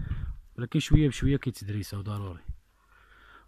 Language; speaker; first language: Arabic; native; Arabic